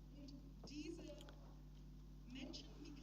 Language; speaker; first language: German; non-native, learner; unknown